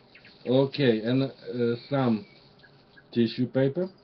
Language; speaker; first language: English; non-native, learner; Russian